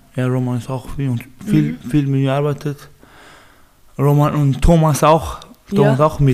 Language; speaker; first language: German; non-native, learner; Baluchi